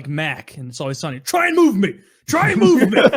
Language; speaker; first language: English; native; English